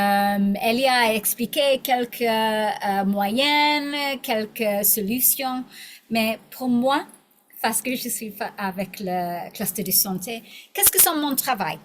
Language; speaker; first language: French; non-native, learner; English